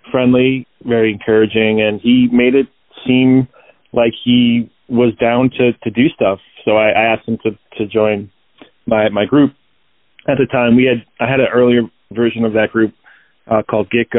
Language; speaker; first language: English; native; English